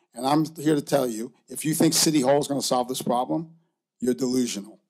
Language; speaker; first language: English; native; English